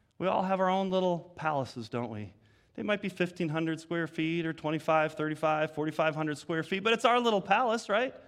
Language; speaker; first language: English; native; English